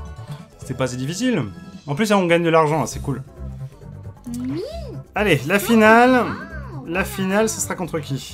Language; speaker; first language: French; native; French